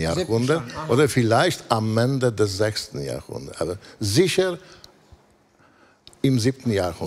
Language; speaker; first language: German; non-native, fluent; Polish